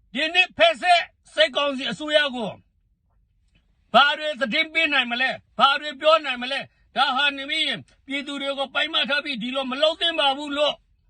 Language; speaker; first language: Burmese; native; Burmese